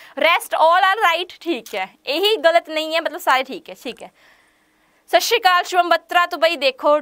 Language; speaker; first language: Hindi; non-native, local second language; Punjabi